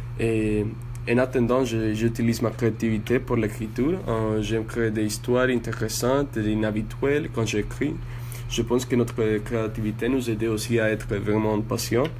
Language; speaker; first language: French; non-native, learner; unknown